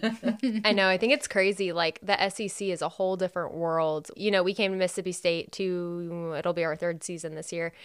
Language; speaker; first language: English; native; English